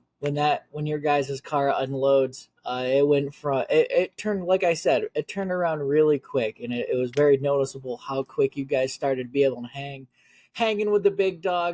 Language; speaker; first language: English; native; English